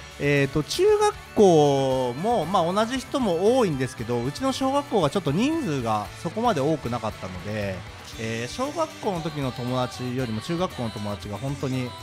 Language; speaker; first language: Japanese; native; Japanese